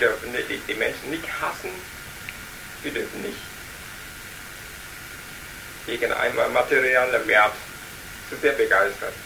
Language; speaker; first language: German; non-native, learner; Vietnamese